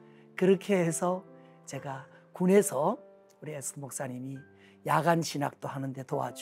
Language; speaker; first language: Korean; native; Korean